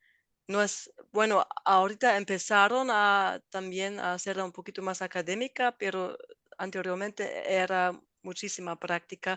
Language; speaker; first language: Spanish; non-native, fluent; German